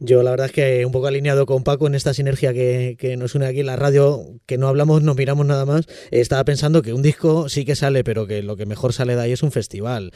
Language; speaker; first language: Spanish; native; Spanish